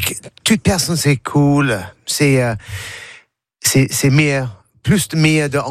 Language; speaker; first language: French; non-native, learner; English